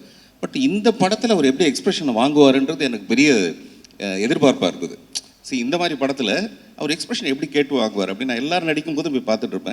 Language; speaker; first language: Tamil; native; Tamil